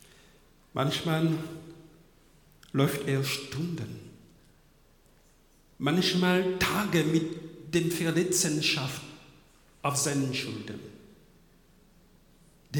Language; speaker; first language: German; non-native, fluent; French